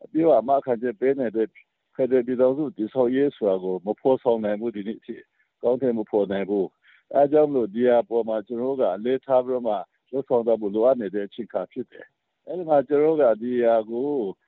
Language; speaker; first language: Burmese; non-native, local second language; Kachin